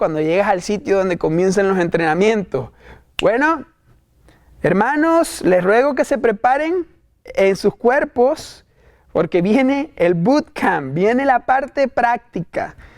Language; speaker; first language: Spanish; native; Spanish